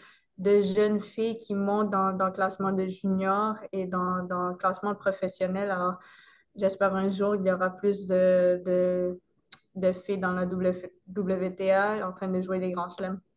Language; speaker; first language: French; non-native, local second language; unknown